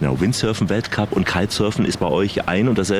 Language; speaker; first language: German; native; German